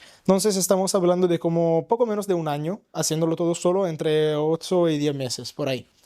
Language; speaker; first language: Spanish; non-native, fluent; Italian